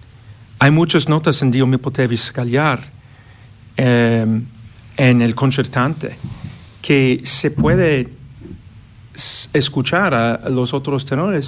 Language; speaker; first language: Spanish; non-native, fluent; English